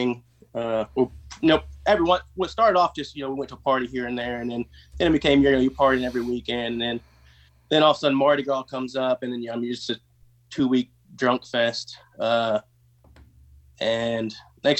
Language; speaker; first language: English; native; English